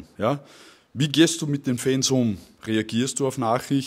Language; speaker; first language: German; native; German